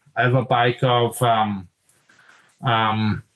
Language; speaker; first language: English; non-native, fluent; German